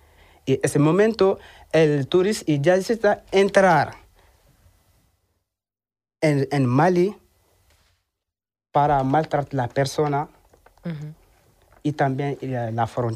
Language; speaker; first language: Spanish; non-native, learner; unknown